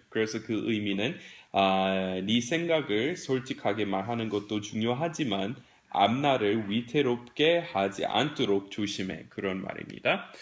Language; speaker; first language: Korean; non-native, fluent; English